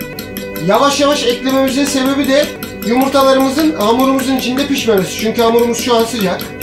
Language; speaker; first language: Turkish; native; Turkish